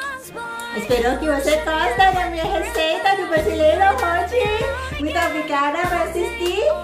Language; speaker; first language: Portuguese; non-native, learner; Thai